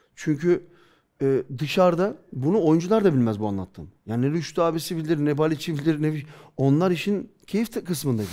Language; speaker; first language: Turkish; early bilingual, heritage; Turkish